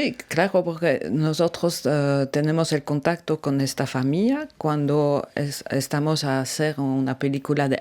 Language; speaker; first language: Spanish; non-native, fluent; French